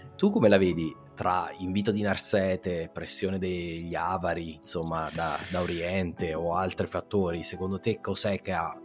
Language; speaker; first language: Italian; native; Italian